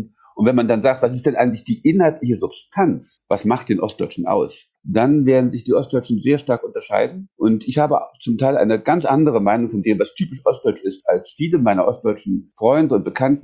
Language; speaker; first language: German; native; German